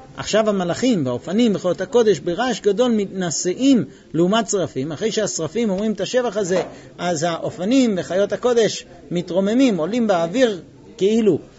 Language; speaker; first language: Hebrew; non-native, fluent; English